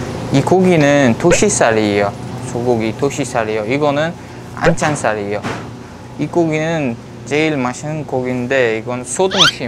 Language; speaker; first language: Korean; non-native, fluent; Portuguese